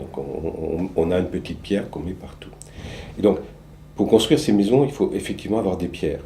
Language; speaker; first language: French; early bilingual, other home language; Romanian